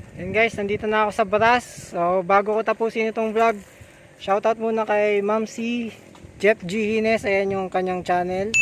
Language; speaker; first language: Filipino; native; Filipino